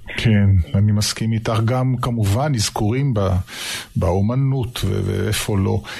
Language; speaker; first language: Hebrew; native; Hebrew